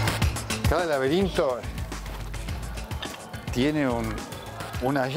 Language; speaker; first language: Portuguese; non-native, fluent; Spanish